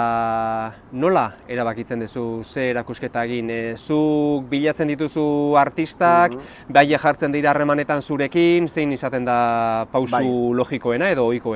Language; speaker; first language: Basque; native; Basque